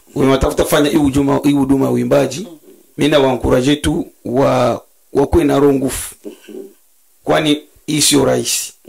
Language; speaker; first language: Swahili; native; Swahili